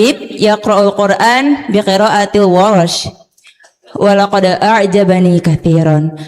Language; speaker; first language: Arabic; non-native, learner; Indonesian